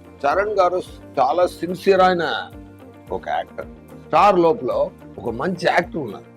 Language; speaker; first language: Telugu; non-native, fluent; Tamil